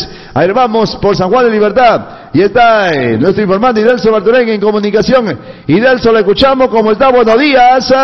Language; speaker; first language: Spanish; native; Spanish